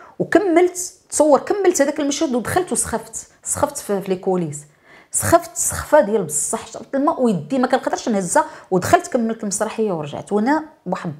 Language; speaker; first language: Arabic; native; Arabic